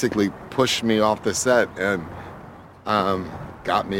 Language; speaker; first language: English; native; English